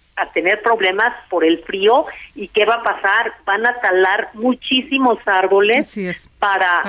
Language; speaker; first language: Spanish; native; Spanish